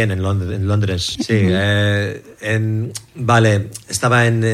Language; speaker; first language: Spanish; non-native, fluent; English